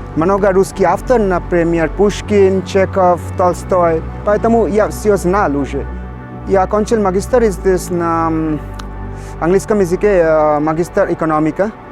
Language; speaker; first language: Russian; non-native, learner; Bangla